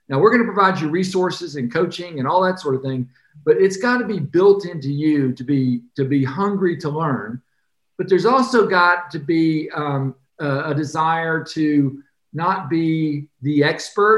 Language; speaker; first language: English; native; English